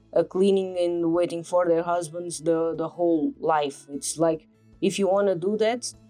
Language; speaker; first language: English; non-native, fluent; Portuguese